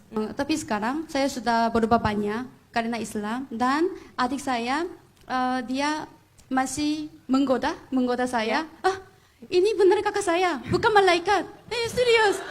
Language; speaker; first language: Indonesian; non-native, fluent; Korean